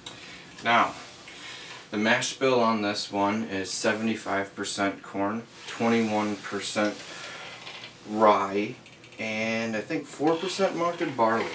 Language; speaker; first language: English; native; English